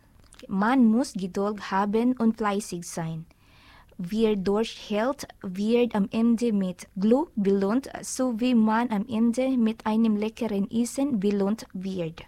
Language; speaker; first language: German; non-native, learner; Filipino